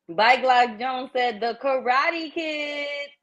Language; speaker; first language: English; native; English